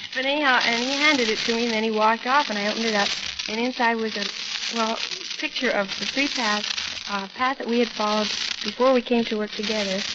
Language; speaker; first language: English; native; English